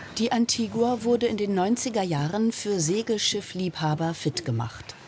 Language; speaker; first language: German; native; German